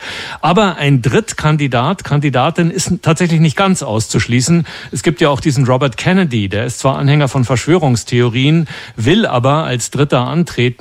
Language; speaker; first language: German; native; German